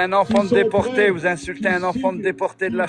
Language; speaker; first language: French; native; French